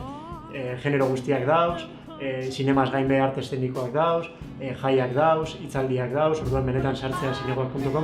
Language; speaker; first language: Basque; native; Basque